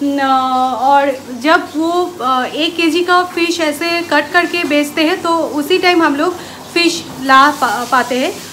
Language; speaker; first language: Hindi; non-native, local second language; Bangla